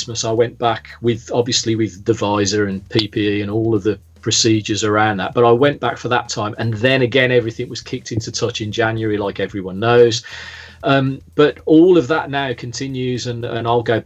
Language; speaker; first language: English; native; English